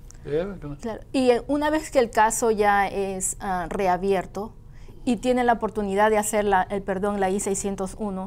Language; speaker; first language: Spanish; native; Spanish